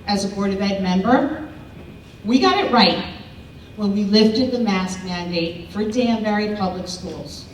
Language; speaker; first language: English; early bilingual, other home language; Spanish